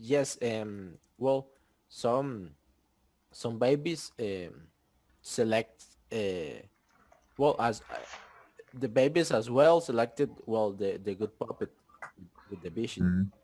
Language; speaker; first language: English; non-native, fluent; Spanish